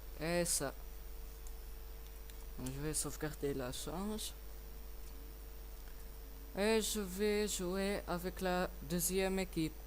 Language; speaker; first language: French; non-native, learner; English